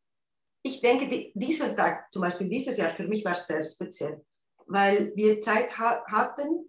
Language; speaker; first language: German; non-native, fluent; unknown